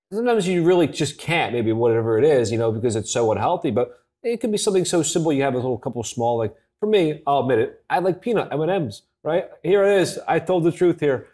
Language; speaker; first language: English; native; English